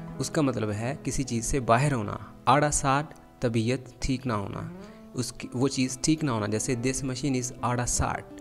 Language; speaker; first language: Urdu; native; Urdu